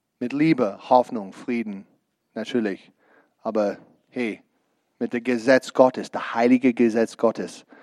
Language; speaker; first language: German; non-native, learner; English